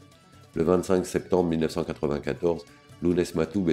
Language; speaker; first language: French; native; French